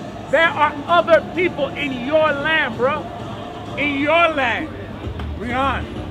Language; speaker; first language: English; native; English